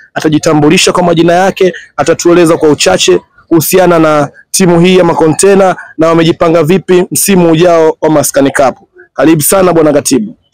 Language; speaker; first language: Swahili; native; Swahili